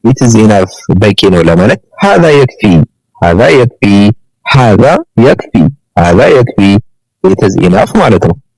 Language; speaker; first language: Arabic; non-native, learner; Amharic